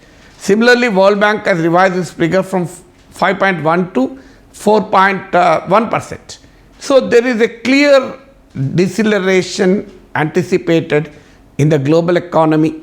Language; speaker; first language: English; non-native, local second language; Telugu